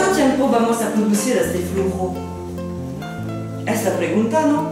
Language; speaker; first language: Spanish; non-native, fluent; French